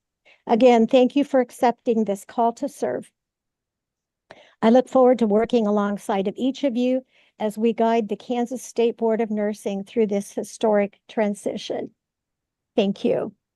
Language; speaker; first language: English; native; English